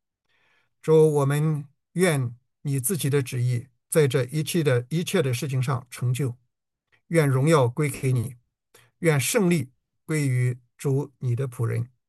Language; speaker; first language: Chinese; native; Chinese